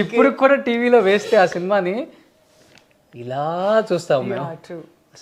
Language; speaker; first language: Telugu; native; Telugu